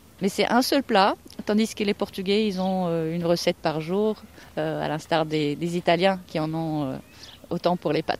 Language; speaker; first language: French; non-native, fluent; Norwegian